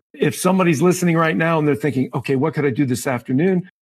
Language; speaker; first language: English; native; English